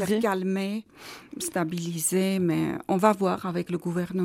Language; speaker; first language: French; non-native, learner; Armenian